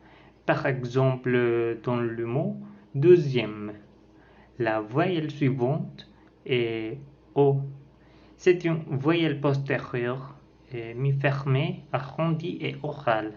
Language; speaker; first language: French; non-native, learner; Spanish